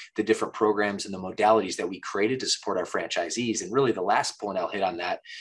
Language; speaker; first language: English; native; English